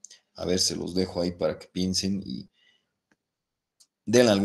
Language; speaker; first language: Spanish; native; Spanish